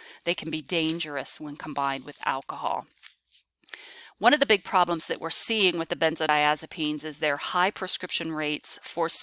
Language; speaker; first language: English; native; English